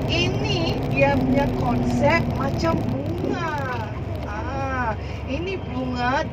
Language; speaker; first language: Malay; non-native, local second language; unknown